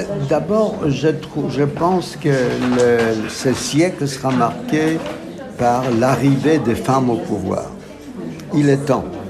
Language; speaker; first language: French; non-native, fluent; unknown